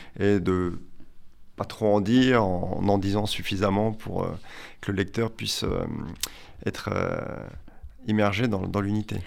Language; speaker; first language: French; native; French